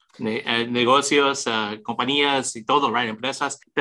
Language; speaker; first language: Spanish; early bilingual, heritage; English